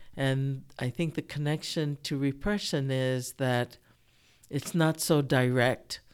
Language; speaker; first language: English; early bilingual, other home language; Japanese